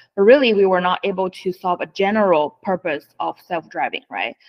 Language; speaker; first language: English; non-native, fluent; Chinese